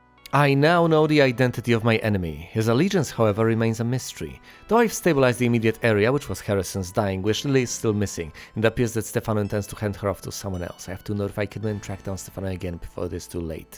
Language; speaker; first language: English; native; English